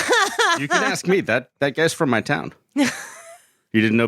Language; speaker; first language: English; native; English